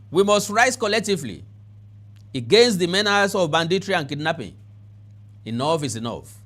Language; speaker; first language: English; non-native, local second language; Yoruba